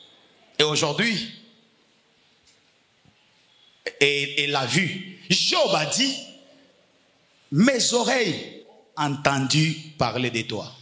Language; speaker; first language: French; non-native, local second language; Lingala